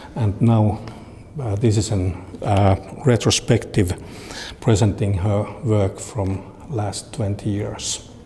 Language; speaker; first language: English; non-native, fluent; Finnish